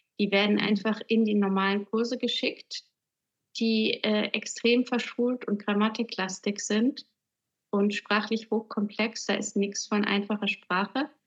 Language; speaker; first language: German; native; German